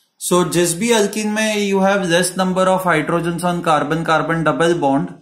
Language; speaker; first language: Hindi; non-native, local second language; Marathi